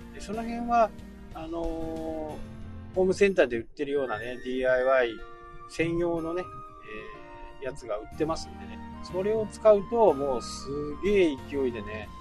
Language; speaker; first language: Japanese; native; Japanese